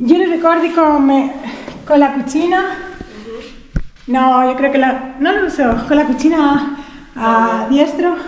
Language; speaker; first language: Italian; non-native, learner; Spanish